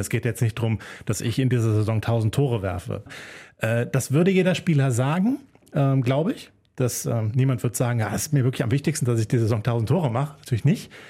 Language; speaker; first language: German; native; German